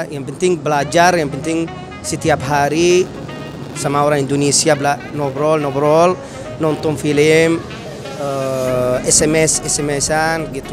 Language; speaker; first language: Indonesian; non-native, fluent; Arabic